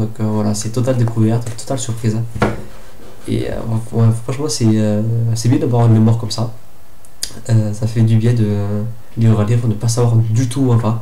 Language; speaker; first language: French; native; French